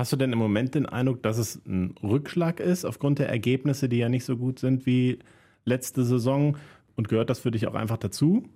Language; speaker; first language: German; native; German